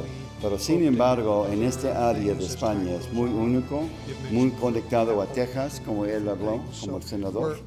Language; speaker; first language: Spanish; non-native, fluent; English